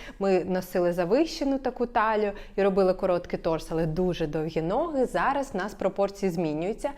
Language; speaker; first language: Ukrainian; native; Ukrainian